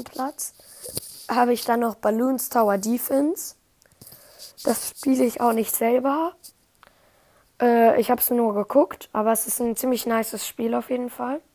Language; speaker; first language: German; native; German